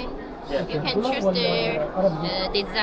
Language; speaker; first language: English; non-native, learner; Chinese